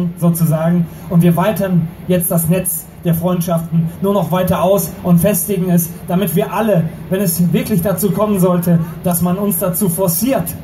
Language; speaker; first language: German; native; German